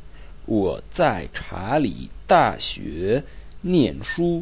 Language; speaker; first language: Chinese; non-native, learner; Czech